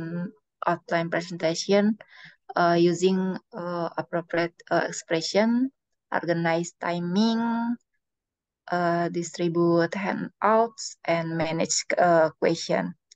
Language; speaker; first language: English; non-native, learner; Indonesian